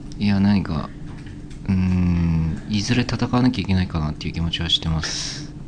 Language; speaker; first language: Japanese; native; Japanese